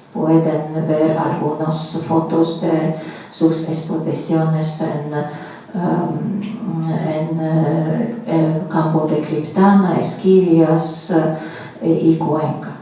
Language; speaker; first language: Spanish; non-native, fluent; Latvian